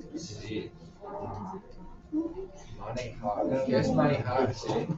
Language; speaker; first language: Spanish; non-native, fluent; English